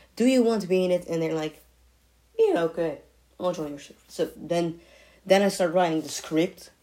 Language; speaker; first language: English; non-native, fluent; Dutch